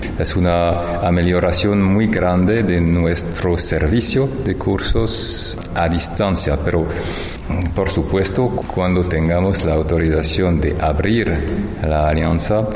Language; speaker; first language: Spanish; non-native, fluent; French